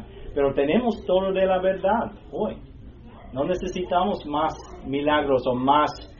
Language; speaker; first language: Spanish; non-native, learner; English